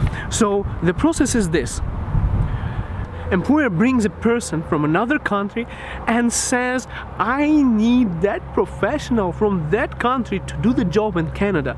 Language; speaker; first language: English; non-native, local second language; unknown